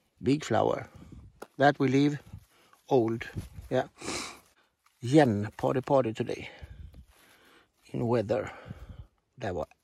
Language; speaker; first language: English; non-native, learner; Swedish